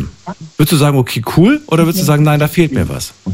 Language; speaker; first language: German; native; German